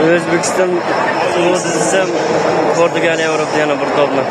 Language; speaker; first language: Uzbek; non-native, learner; Uyghur